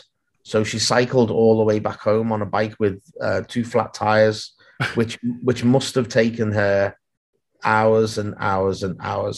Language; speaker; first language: English; native; English